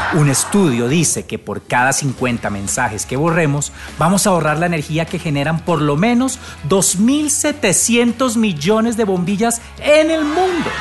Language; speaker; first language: Spanish; native; Spanish